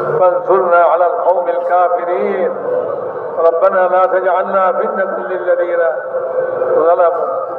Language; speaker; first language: Arabic; non-native, fluent; Bangla